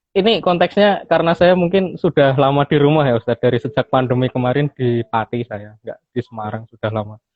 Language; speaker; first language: Indonesian; non-native, local second language; Javanese